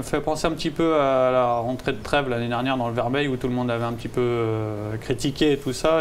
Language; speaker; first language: French; native; French